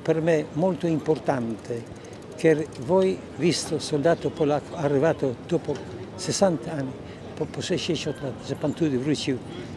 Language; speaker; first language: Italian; non-native, learner; Polish